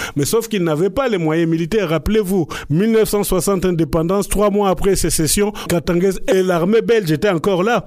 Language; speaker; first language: French; non-native, local second language; Lingala